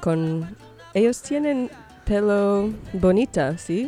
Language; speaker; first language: Spanish; non-native, learner; English